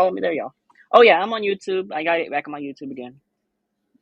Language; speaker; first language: English; native; English